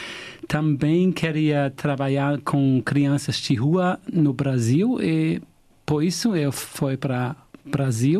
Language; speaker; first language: Portuguese; non-native, fluent; German